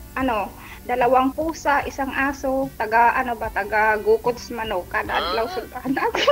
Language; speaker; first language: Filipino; non-native, local second language; Cebuano